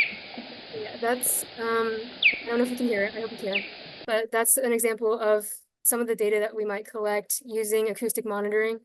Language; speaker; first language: English; native; English